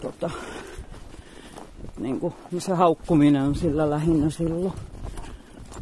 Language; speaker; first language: Finnish; native; Finnish